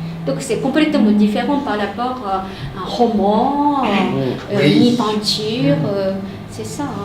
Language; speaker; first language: French; non-native, fluent; Japanese